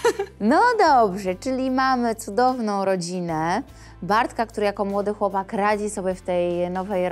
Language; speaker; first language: Polish; native; Polish